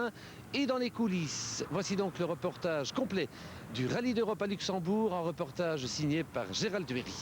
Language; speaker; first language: French; native; French